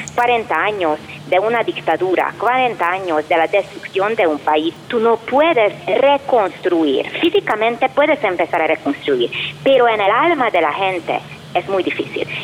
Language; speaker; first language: Spanish; non-native, fluent; Hungarian